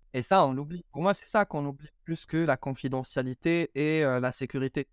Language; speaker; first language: French; non-native, local second language; Arabic